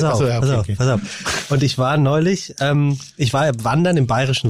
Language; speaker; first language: German; native; German